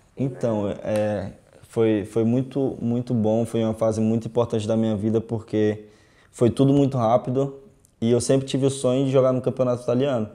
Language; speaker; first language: Portuguese; native; Portuguese